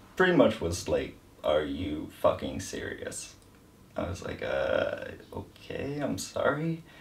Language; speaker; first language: English; native; English